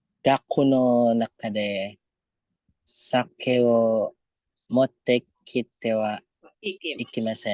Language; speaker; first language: Japanese; non-native, learner; Filipino